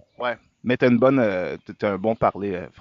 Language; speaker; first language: French; native; French